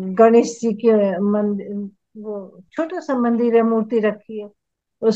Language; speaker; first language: Hindi; native; Hindi